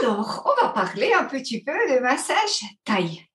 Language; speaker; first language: French; non-native, fluent; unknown